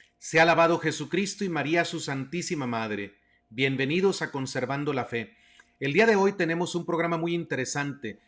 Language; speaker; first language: Spanish; native; Spanish